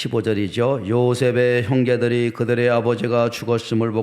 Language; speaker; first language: Korean; native; Korean